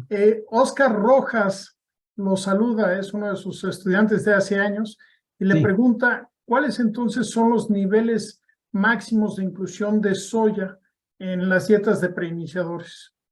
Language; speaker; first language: Spanish; native; Spanish